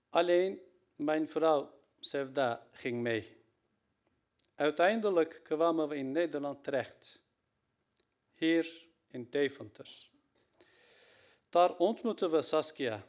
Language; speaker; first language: Dutch; non-native, fluent; Turkish